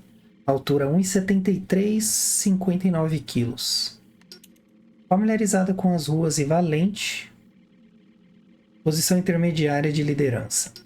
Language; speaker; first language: Portuguese; native; Portuguese